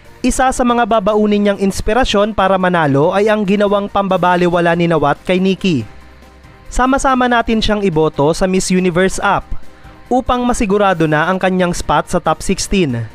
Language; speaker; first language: Filipino; native; Filipino